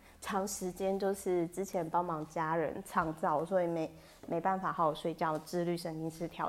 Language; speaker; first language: Chinese; native; Chinese